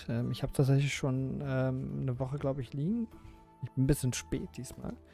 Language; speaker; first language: German; native; German